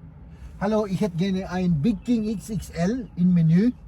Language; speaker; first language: German; non-native, learner; Filipino